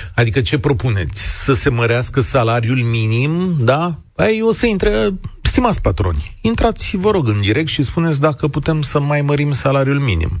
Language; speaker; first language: Romanian; native; Romanian